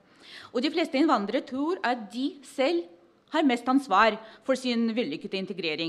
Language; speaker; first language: Norwegian; non-native, fluent; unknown